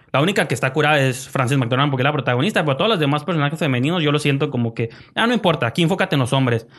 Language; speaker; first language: Spanish; native; Spanish